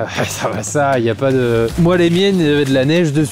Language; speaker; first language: French; native; French